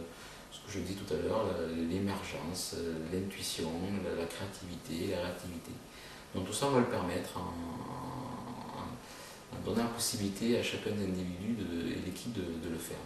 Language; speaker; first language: French; native; French